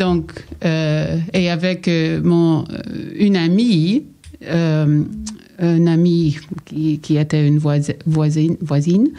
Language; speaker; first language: French; non-native, local second language; English